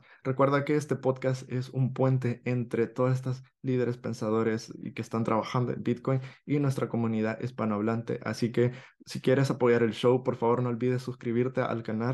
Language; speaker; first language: Spanish; native; Spanish